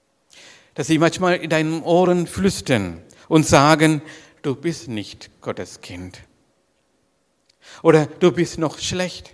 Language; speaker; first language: German; non-native, learner; Sinhala